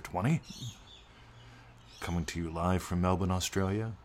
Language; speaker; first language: English; native; English